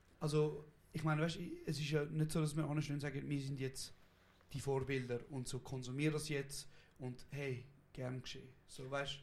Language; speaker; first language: German; early bilingual, other home language; Kurdish